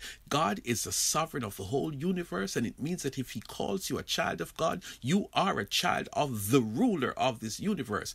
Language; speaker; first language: English; native; English